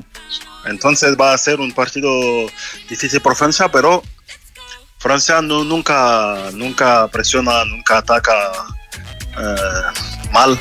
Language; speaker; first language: Spanish; non-native, fluent; French